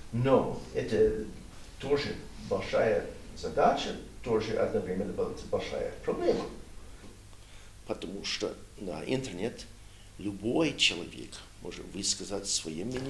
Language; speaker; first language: Russian; non-native, learner; English